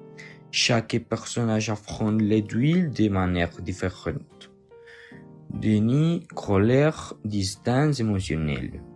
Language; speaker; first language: French; non-native, learner; Spanish